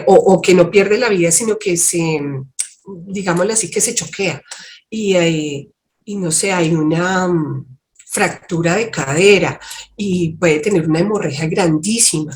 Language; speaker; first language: Spanish; native; Spanish